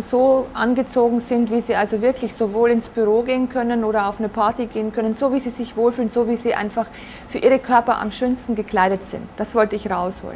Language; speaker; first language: German; native; German